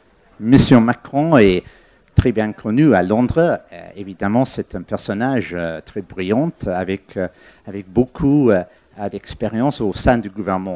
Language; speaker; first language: French; non-native, fluent; English